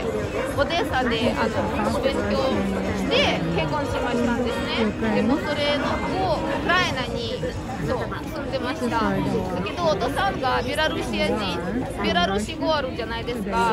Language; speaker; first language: Japanese; non-native, learner; Russian